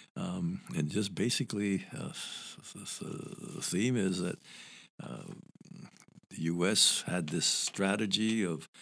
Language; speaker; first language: English; early bilingual, other home language; Spanish